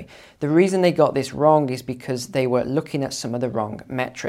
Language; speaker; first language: English; native; English